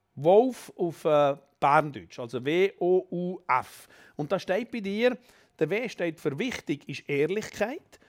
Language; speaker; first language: German; native; German